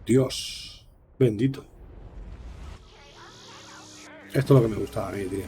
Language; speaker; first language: Spanish; native; Spanish